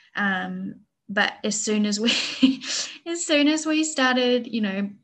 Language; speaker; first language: English; native; English